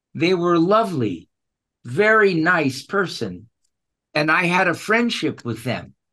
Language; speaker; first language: English; early bilingual, other home language; Spanish